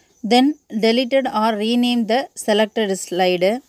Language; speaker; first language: English; non-native, local second language; Tamil